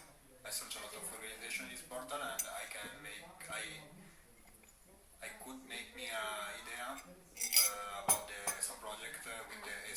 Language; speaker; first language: English; non-native, learner; Italian